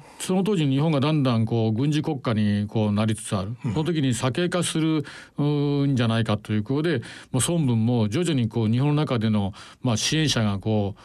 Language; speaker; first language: Japanese; native; Japanese